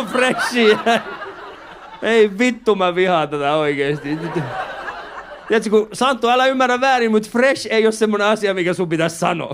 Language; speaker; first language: Finnish; early bilingual, other home language; Persian